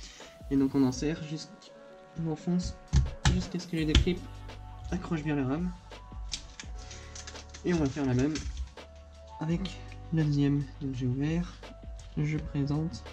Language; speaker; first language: French; native; French